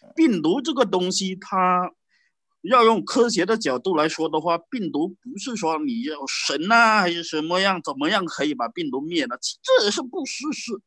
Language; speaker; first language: Chinese; native; Chinese